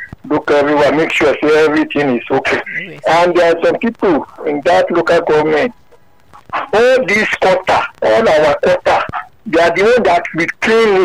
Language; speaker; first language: English; non-native, local second language; Yoruba